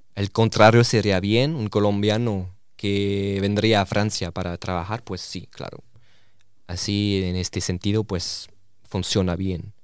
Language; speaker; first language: Spanish; early bilingual, heritage; Spanish